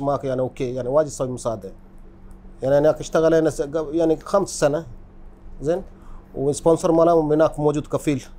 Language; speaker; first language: Arabic; non-native, learner; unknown